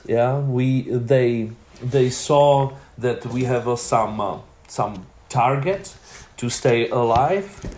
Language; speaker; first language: English; non-native, learner; Czech